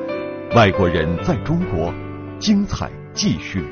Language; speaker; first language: Chinese; native; Chinese